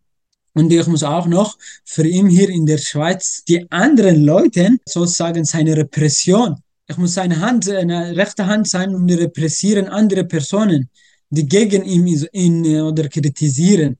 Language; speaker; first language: German; non-native, learner; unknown